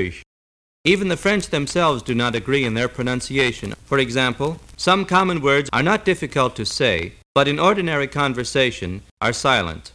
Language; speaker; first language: English; native; English